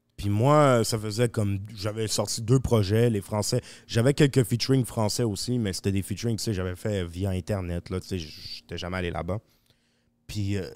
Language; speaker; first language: French; native; French